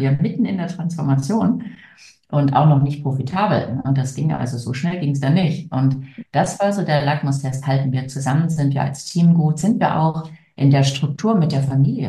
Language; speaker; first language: German; native; German